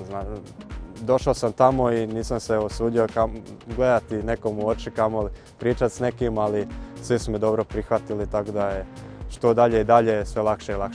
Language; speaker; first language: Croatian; early bilingual, heritage; Croatian